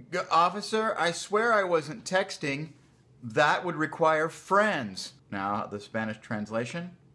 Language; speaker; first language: English; native; English